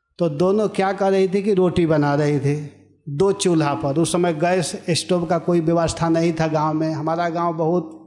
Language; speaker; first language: Hindi; native; Hindi